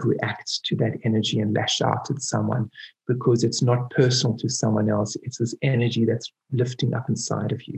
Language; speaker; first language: English; native; English